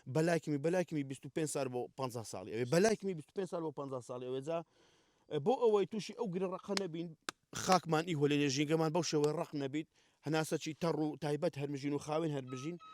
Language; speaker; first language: Central Kurdish; native; Central Kurdish